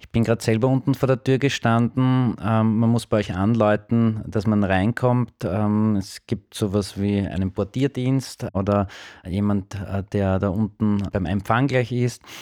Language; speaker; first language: German; native; German